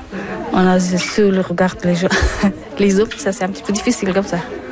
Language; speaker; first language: French; non-native, learner; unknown